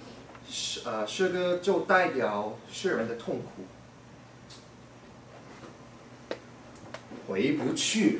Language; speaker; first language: Chinese; non-native, learner; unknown